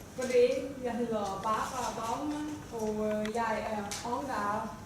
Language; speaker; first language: Danish; non-native, fluent; Hungarian